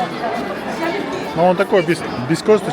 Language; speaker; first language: Russian; native; Russian